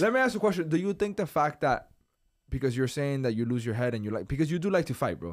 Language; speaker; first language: English; early bilingual, other home language; Spanish